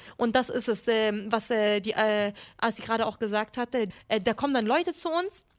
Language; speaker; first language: German; early bilingual, other home language; Kurdish